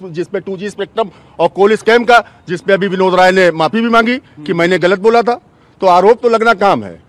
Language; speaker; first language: Hindi; native; Hindi